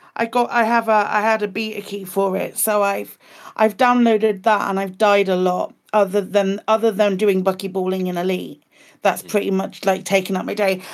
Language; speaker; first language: English; native; English